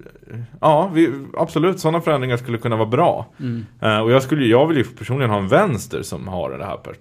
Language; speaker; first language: Swedish; native; Swedish